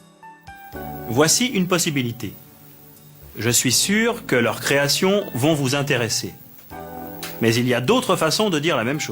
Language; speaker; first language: French; native; French